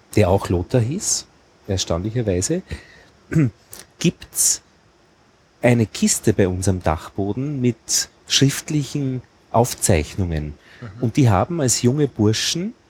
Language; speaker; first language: German; native; German